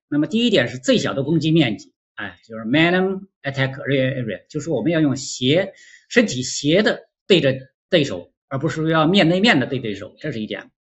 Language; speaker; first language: Chinese; native; Chinese